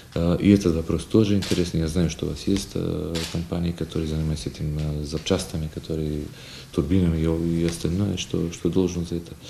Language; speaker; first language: Russian; non-native, fluent; Macedonian